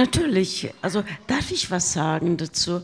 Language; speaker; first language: German; non-native, fluent; Turkish